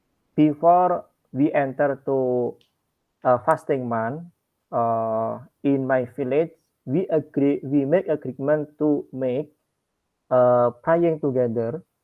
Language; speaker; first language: English; non-native, learner; Indonesian